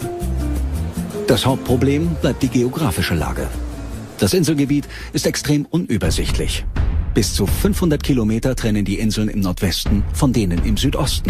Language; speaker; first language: German; native; German